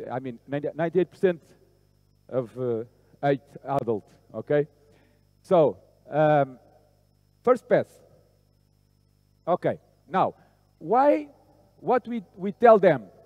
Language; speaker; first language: English; non-native, fluent; Portuguese